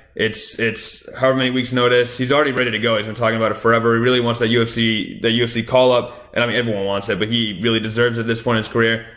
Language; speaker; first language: English; native; English